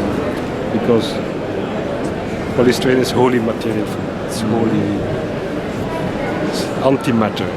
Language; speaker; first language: English; non-native, learner; French